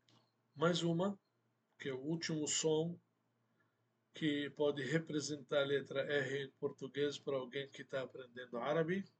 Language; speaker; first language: Portuguese; non-native, fluent; Arabic